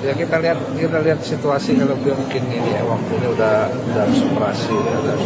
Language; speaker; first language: Indonesian; native; Indonesian